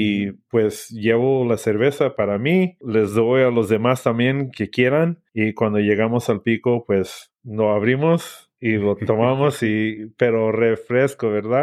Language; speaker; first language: Spanish; early bilingual, heritage; English